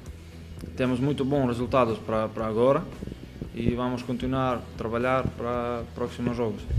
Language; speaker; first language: Portuguese; non-native, learner; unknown